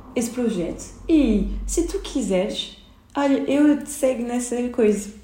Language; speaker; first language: Portuguese; early bilingual, heritage; Portuguese